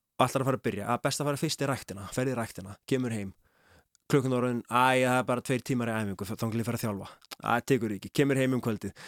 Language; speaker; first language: Icelandic; native; Icelandic